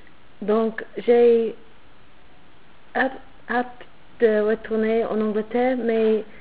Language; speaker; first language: French; non-native, learner; English